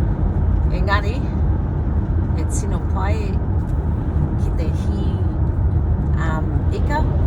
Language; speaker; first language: Māori; non-native, local second language; English